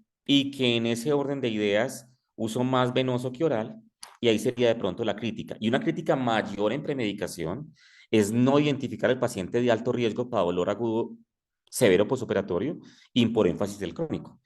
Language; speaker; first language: Spanish; native; Spanish